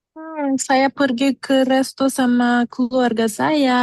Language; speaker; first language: Indonesian; non-native, learner; Turkish